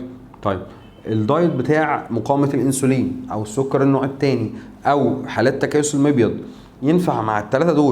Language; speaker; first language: Arabic; native; Arabic